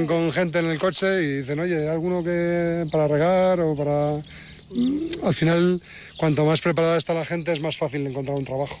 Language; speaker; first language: Spanish; native; Spanish